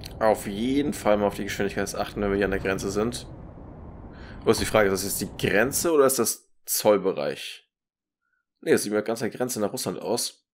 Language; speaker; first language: German; native; German